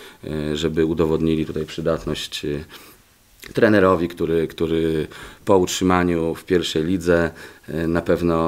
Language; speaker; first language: Polish; native; Polish